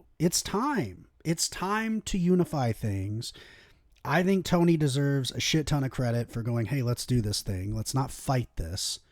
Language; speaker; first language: English; native; English